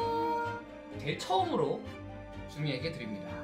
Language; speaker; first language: Korean; native; Korean